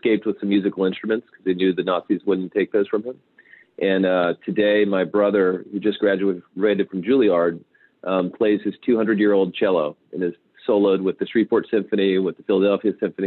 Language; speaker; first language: English; native; English